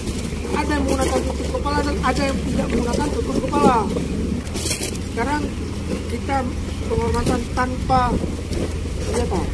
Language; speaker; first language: Indonesian; native; Indonesian